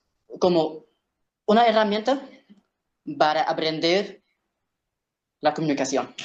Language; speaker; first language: Spanish; non-native, learner; Arabic